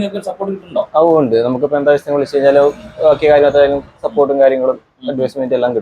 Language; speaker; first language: Malayalam; native; Malayalam